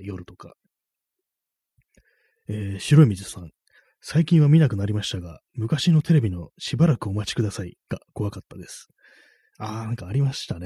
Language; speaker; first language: Japanese; native; Japanese